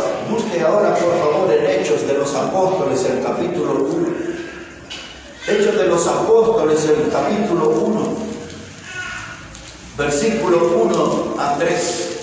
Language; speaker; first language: Spanish; native; Spanish